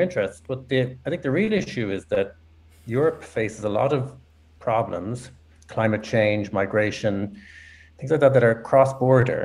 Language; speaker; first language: English; native; English